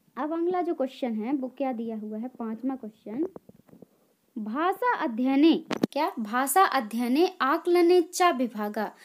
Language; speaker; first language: Hindi; native; Hindi